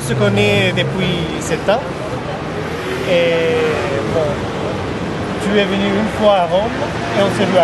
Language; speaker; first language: French; non-native, fluent; Italian